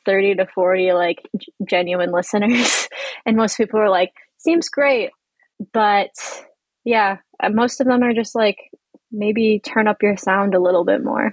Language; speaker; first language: English; native; English